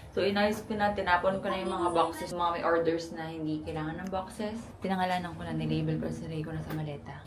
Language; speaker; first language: Filipino; native; Filipino